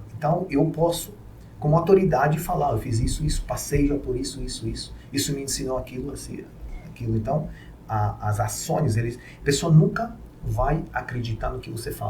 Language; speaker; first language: Portuguese; non-native, fluent; Hebrew